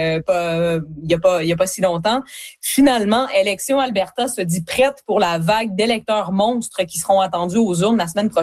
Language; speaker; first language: French; native; French